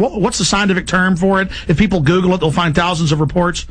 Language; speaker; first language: English; native; English